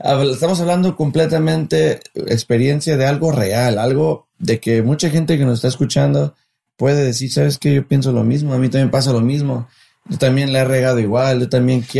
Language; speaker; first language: Spanish; early bilingual, heritage; Spanish